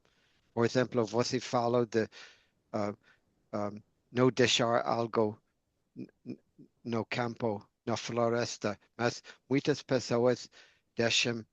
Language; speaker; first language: Portuguese; non-native, fluent; English